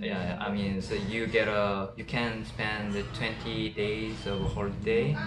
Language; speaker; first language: English; non-native, learner; Korean